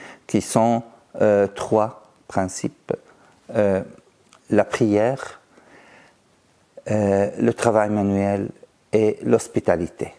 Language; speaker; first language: French; non-native, fluent; Arabic